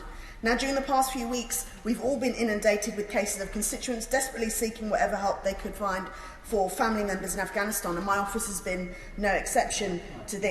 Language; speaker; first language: English; native; English